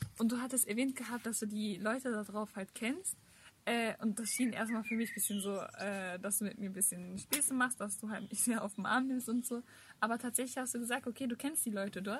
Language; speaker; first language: German; early bilingual, other home language; Turkish